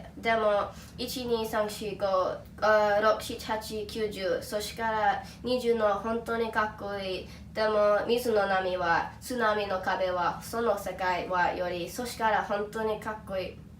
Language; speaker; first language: Japanese; non-native, learner; English